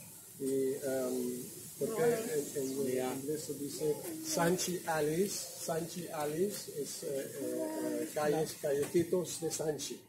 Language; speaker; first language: Spanish; non-native, local second language; Papiamento